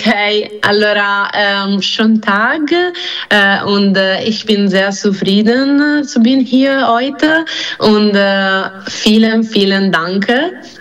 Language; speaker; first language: German; non-native, learner; Italian